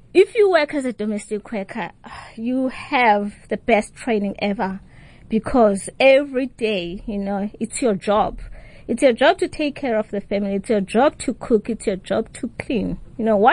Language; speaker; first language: English; non-native, local second language; Xhosa